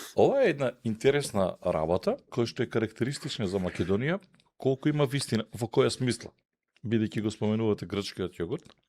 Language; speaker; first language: Macedonian; native; Macedonian